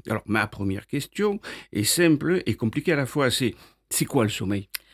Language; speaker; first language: French; native; French